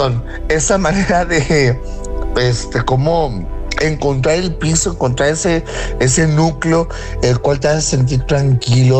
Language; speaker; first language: Spanish; native; Spanish